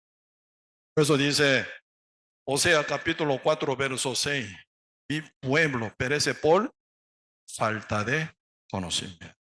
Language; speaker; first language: Spanish; non-native, learner; Korean